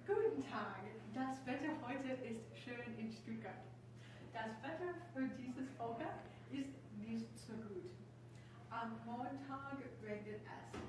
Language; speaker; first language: German; non-native, learner; English